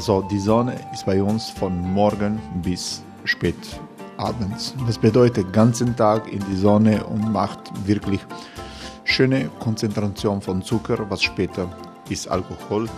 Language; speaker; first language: German; non-native, learner; Croatian